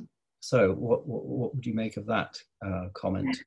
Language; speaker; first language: English; native; English